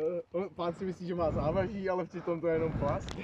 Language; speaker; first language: Czech; native; Czech